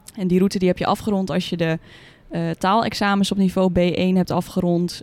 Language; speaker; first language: Dutch; native; Dutch